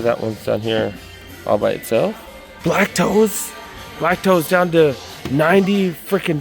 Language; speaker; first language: English; native; English